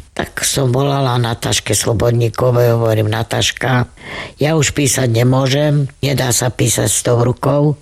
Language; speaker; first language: Slovak; non-native, local second language; Romany